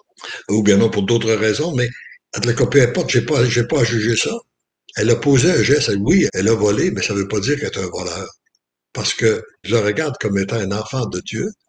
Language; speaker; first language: French; native; French